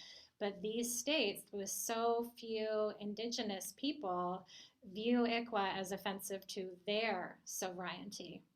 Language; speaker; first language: English; native; English